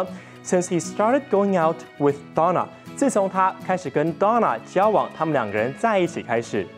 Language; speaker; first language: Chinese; native; Chinese